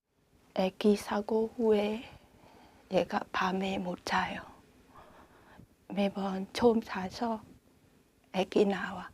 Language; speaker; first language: Korean; non-native, learner; Vietnamese